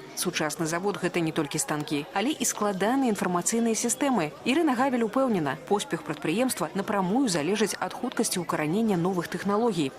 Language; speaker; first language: Belarusian; native; Belarusian